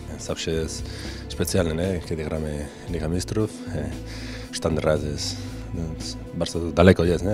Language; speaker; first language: Polish; non-native, learner; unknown